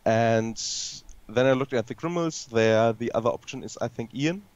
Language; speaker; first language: English; non-native, fluent; German